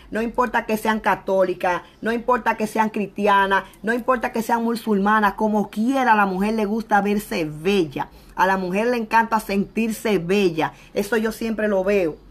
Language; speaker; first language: Spanish; native; Spanish